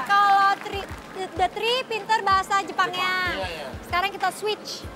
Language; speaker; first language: Indonesian; native; Indonesian